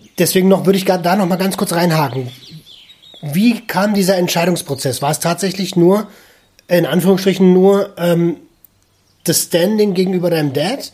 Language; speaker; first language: German; native; German